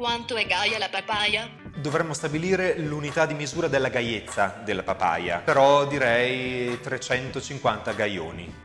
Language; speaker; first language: Italian; native; Italian